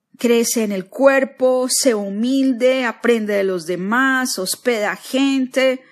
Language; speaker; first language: Spanish; native; Spanish